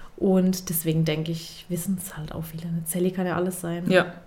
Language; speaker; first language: German; early bilingual, other home language; Turkish